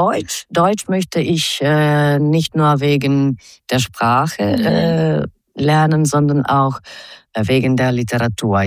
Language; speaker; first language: German; non-native, fluent; Croatian